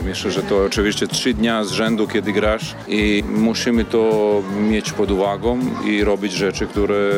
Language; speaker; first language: Polish; non-native, learner; Serbian